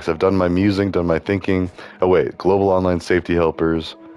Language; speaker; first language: English; native; English